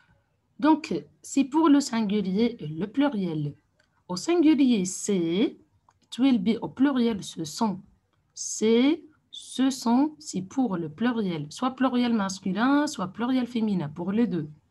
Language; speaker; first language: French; non-native, fluent; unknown